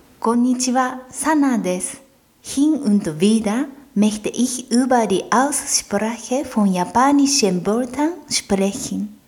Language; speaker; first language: German; non-native, fluent; Japanese